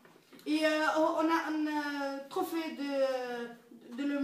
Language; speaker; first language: French; non-native, learner; Arabic